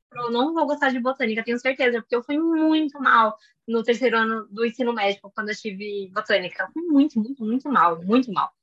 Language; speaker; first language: Portuguese; native; Portuguese